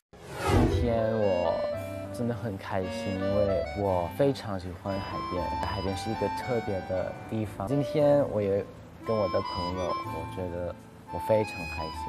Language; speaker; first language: Chinese; non-native, learner; Thai